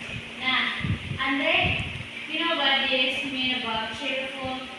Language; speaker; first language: English; non-native, learner; Indonesian